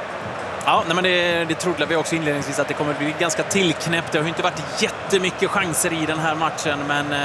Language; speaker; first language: Swedish; native; Swedish